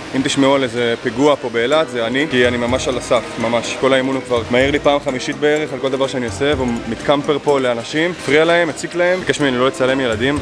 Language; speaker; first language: Hebrew; native; Hebrew